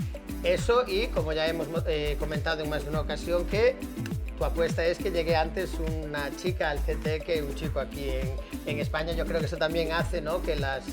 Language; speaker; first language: Spanish; native; Spanish